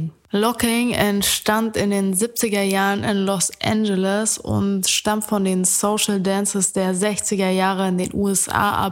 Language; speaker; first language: German; native; German